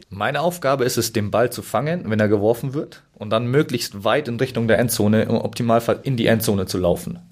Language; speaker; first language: German; native; German